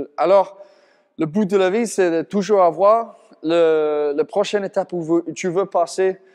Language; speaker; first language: French; non-native, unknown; English